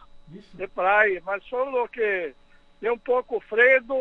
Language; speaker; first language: Italian; early bilingual, heritage; Italian